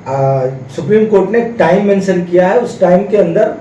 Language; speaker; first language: Hindi; non-native, local second language; Bangla